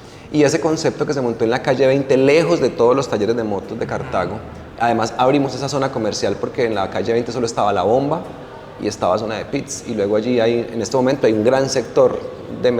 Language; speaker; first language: Spanish; native; Spanish